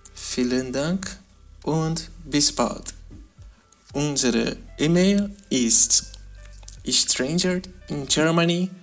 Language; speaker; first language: German; non-native, learner; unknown